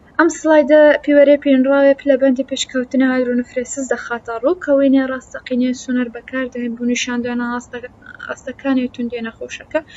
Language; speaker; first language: Central Kurdish; non-native, local second language; Kurdish